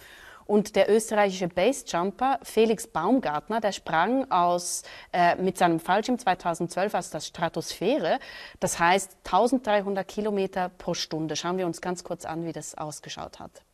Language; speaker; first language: German; native; German